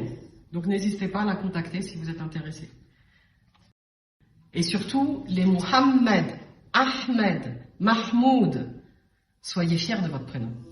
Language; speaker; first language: French; native; French